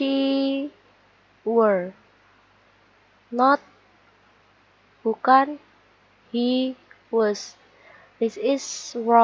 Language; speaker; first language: English; non-native, learner; Indonesian